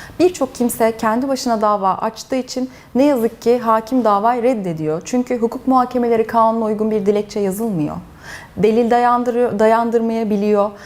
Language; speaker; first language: Turkish; early bilingual, heritage; Turkish